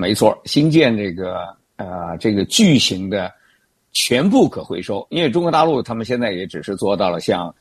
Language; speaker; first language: Chinese; native; Chinese